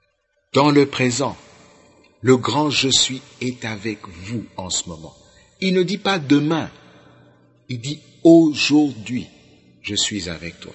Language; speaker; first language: French; non-native, local second language; Lingala